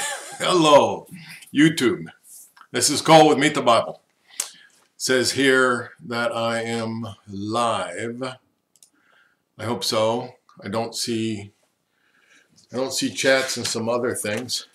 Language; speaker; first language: English; native; English